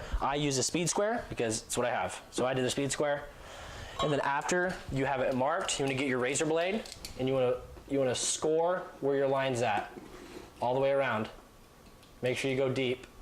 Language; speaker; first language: English; native; English